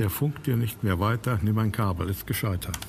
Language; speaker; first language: German; native; German